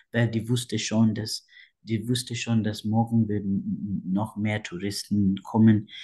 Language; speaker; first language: German; non-native, fluent; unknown